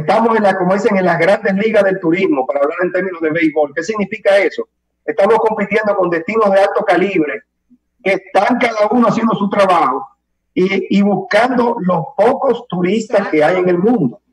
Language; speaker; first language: Spanish; native; Spanish